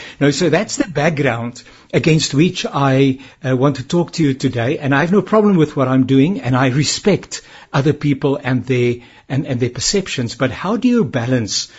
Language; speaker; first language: English; non-native, local second language; Afrikaans